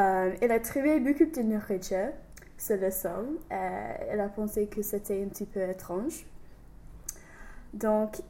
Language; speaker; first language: French; non-native, learner; English